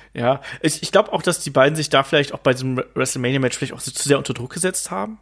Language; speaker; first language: German; native; German